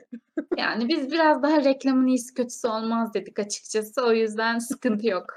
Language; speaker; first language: Turkish; native; Turkish